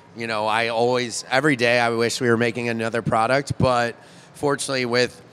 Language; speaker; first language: English; native; English